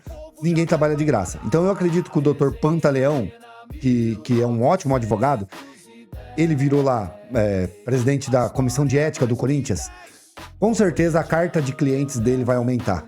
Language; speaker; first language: Portuguese; native; Portuguese